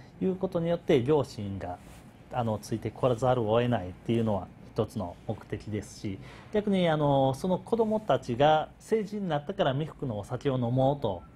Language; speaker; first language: Japanese; native; Japanese